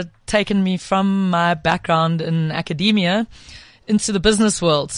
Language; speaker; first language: English; native; English